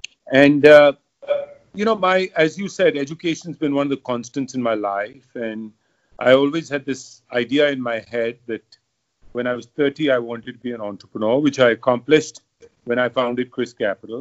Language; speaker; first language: English; non-native, local second language; Hindi